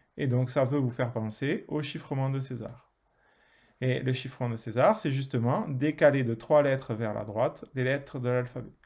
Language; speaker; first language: French; native; French